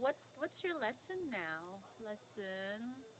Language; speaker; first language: English; non-native, fluent; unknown